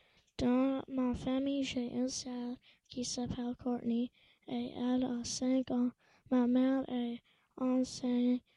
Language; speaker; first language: French; early bilingual, other home language; English